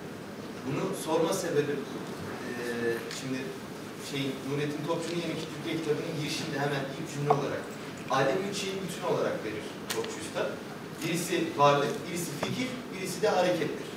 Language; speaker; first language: Turkish; native; Turkish